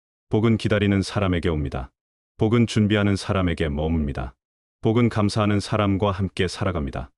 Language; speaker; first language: Korean; native; Korean